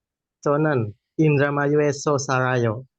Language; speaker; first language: Korean; non-native, learner; Indonesian